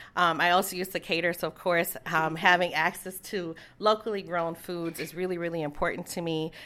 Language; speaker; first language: English; native; English